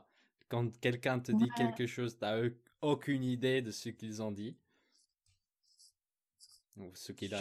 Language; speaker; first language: French; non-native, fluent; English